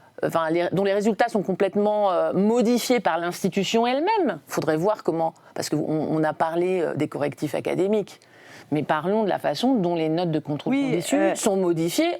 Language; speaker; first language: French; native; French